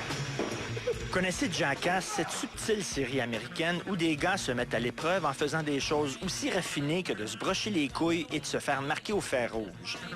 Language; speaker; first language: French; native; French